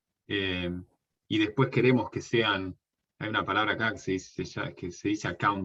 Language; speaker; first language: Spanish; native; Spanish